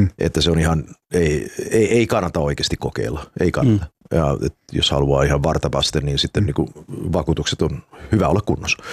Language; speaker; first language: Finnish; early bilingual, heritage; Finnish